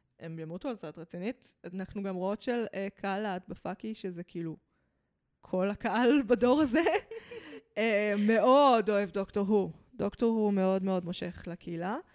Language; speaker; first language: Hebrew; early bilingual, other home language; English